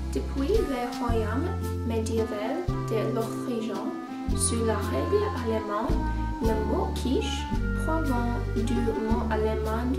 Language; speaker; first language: French; non-native, learner; English